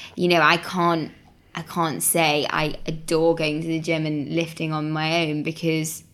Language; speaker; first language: English; native; English